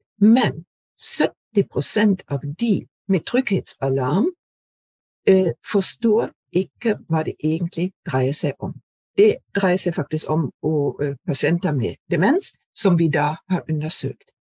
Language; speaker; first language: Norwegian; non-native, fluent; German